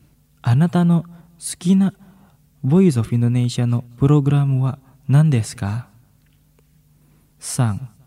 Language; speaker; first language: Japanese; non-native, fluent; Indonesian